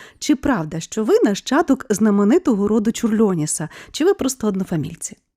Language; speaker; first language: Ukrainian; native; Ukrainian